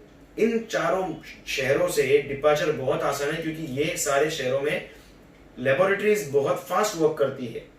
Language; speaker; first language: Hindi; native; Hindi